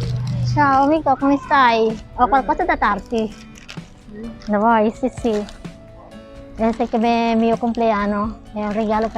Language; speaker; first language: Italian; non-native, fluent; Filipino